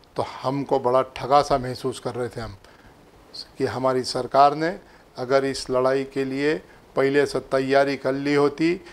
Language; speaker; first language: Hindi; native; Hindi